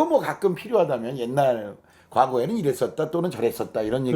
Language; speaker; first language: Korean; native; Korean